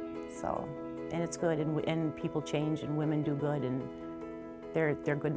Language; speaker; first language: English; native; English